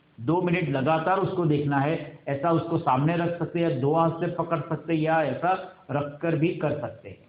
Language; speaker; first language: Hindi; non-native, local second language; Gujarati